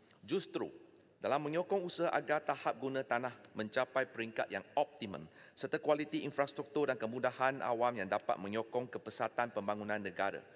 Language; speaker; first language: Malay; non-native, local second language; Chinese